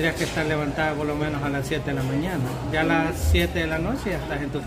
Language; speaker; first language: Spanish; native; Spanish